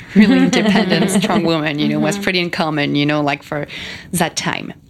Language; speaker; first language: English; non-native, fluent; French